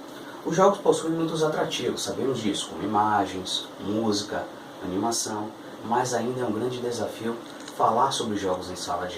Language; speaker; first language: Portuguese; native; Portuguese